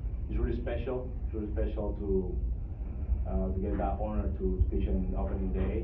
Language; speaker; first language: English; non-native, fluent; Spanish